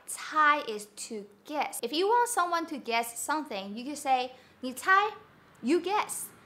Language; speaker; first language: English; non-native, fluent; Chinese